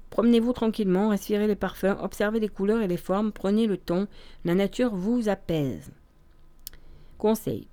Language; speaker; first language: French; native; French